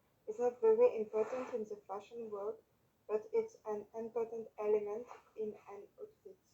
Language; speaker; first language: English; non-native, learner; French